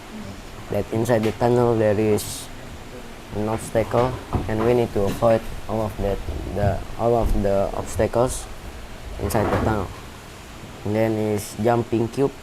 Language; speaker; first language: English; non-native, learner; Indonesian